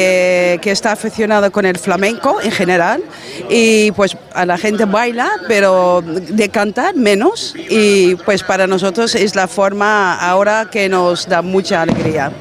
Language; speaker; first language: Spanish; non-native, fluent; Dutch